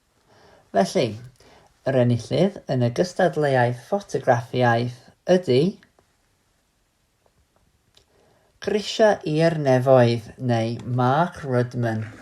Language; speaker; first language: Welsh; native; Welsh